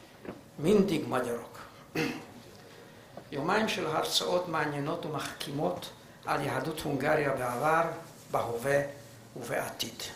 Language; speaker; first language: Hebrew; non-native, fluent; Hungarian